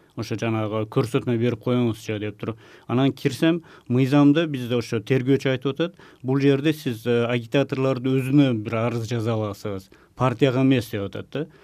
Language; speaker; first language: Kyrgyz; non-native, local second language; Uzbek